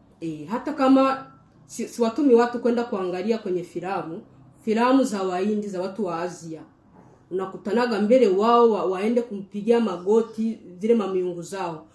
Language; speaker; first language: Swahili; native; Swahili